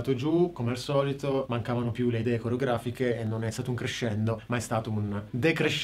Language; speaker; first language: Italian; native; Italian